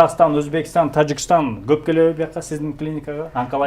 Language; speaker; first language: Kyrgyz; native; Kyrgyz